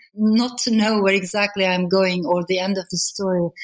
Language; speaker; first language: English; non-native, fluent; Turkish